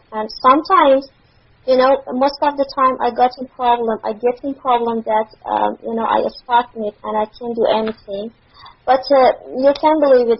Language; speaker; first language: English; non-native, learner; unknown